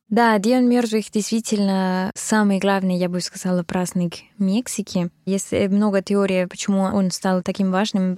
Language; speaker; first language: Russian; non-native, fluent; Spanish